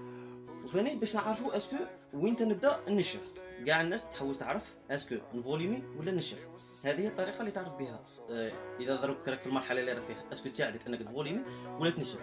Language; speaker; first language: Arabic; native; Arabic